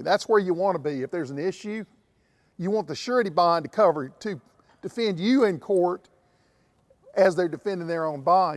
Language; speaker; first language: English; native; English